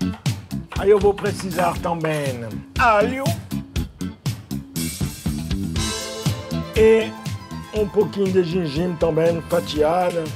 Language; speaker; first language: Portuguese; non-native, fluent; French